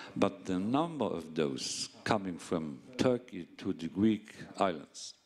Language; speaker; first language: English; non-native, fluent; Luxembourgish